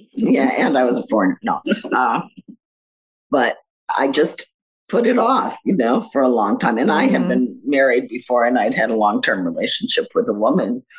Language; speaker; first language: English; native; English